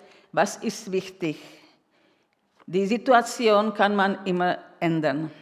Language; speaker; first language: German; non-native, fluent; Czech